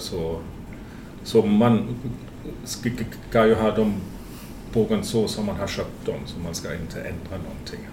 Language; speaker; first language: Swedish; non-native, fluent; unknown